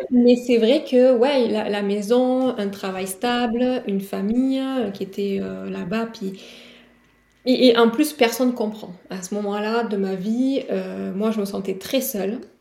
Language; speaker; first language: French; native; French